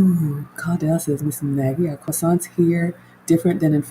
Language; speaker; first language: English; native; English